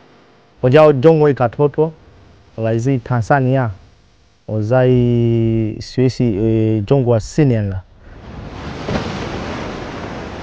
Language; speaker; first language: Chinese; non-native, learner; Swahili